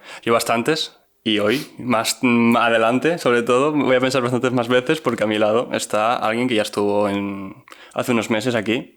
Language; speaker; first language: Spanish; native; Spanish